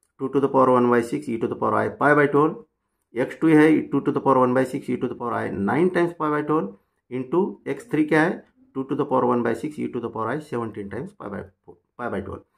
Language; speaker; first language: Hindi; non-native, local second language; Marathi